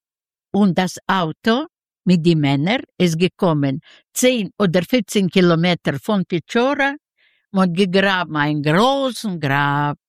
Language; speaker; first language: German; non-native, learner; Yiddish